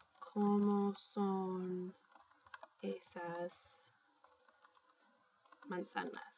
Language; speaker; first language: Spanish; non-native, fluent; English